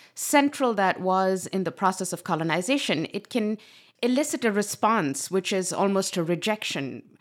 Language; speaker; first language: English; non-native, local second language; Urdu